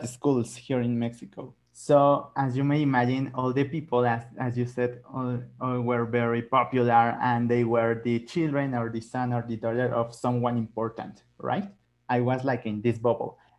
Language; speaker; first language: English; non-native, fluent; Spanish